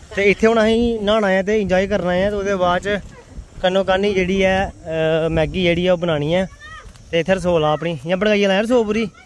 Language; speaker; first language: Punjabi; non-native, local second language; Dogri